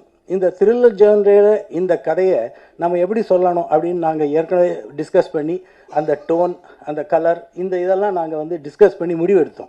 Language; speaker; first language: Tamil; native; Tamil